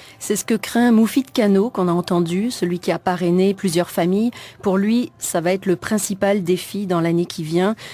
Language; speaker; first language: French; native; French